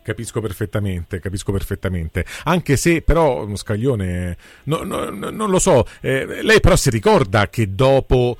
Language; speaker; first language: Italian; native; Italian